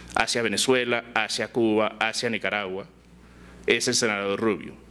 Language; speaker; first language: Spanish; early bilingual, heritage; Spanish